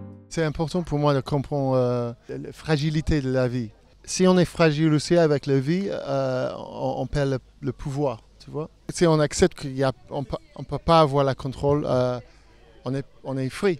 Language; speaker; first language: French; non-native, fluent; English